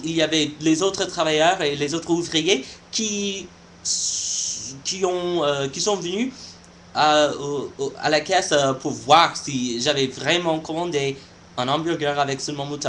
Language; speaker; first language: French; non-native, fluent; English